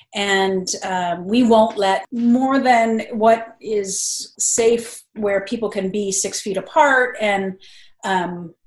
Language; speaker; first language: English; native; English